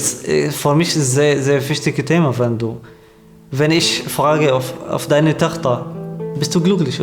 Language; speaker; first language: German; non-native, learner; Arabic